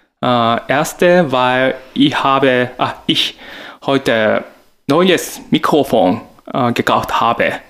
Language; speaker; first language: German; non-native, learner; Japanese